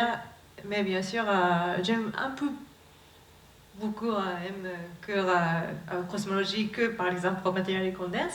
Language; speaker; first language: French; non-native, learner; Japanese